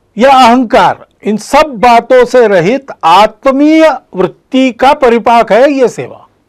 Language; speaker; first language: Hindi; non-native, local second language; Marathi